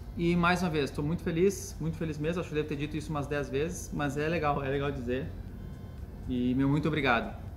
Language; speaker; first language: Portuguese; native; Portuguese